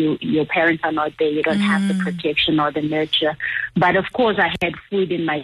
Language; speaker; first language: English; non-native, local second language; Xhosa